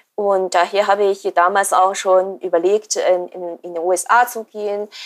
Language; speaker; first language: German; non-native, fluent; Chinese